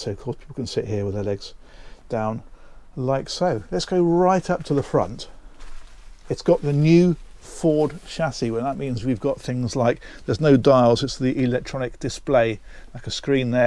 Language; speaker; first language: English; native; English